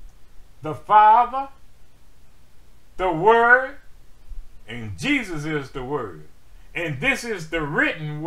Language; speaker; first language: English; native; English